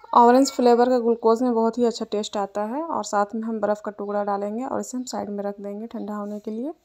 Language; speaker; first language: Hindi; native; Hindi